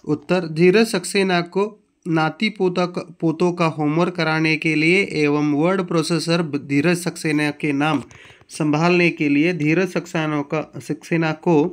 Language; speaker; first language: Hindi; non-native, local second language; Kannada